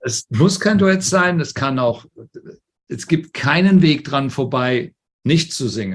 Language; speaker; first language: German; native; German